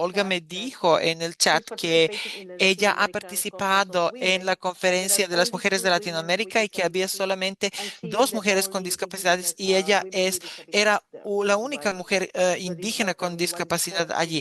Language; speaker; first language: Spanish; non-native, fluent; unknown